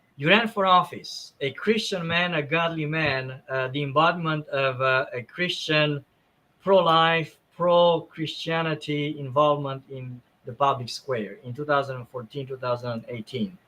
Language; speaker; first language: English; non-native, fluent; Romanian